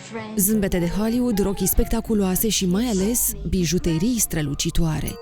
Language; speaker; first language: Romanian; native; Romanian